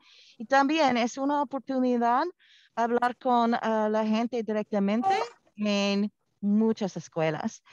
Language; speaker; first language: Spanish; non-native, fluent; English